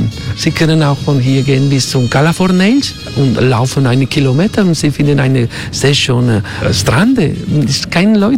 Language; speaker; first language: German; non-native, learner; Spanish